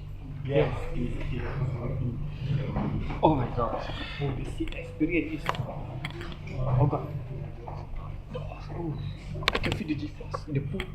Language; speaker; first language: English; non-native, local second language; Malay